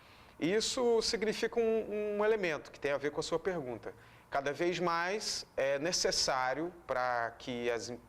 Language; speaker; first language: Portuguese; native; Portuguese